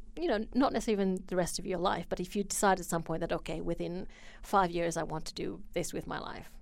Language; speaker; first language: English; non-native, fluent; Finnish